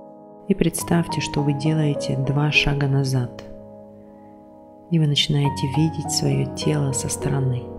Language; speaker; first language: Russian; native; Russian